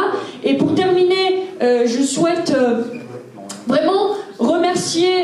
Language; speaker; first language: French; native; French